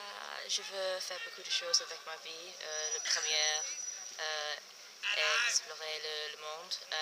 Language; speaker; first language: French; non-native, learner; English